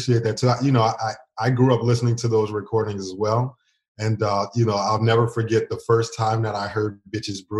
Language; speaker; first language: English; native; English